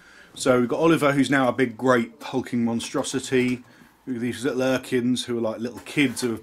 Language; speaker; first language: English; native; English